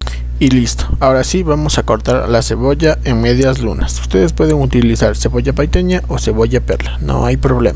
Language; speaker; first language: Spanish; native; Spanish